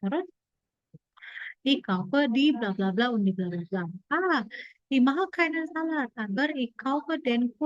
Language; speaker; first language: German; non-native, fluent; Indonesian